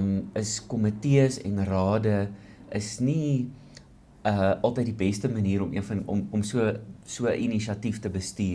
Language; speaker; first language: Afrikaans; native; Afrikaans